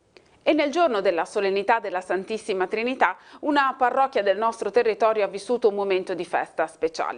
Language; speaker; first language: Italian; native; Italian